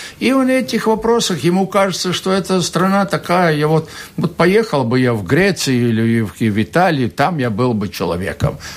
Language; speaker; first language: Russian; non-native, local second language; Latvian